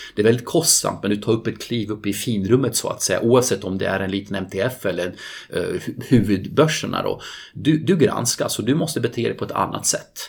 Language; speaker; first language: Swedish; non-native, fluent; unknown